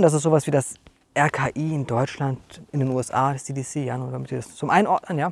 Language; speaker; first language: German; native; German